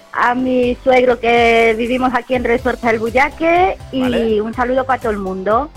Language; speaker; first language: Spanish; non-native, fluent; Romanian